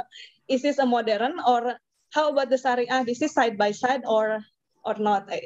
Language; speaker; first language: English; non-native, learner; Indonesian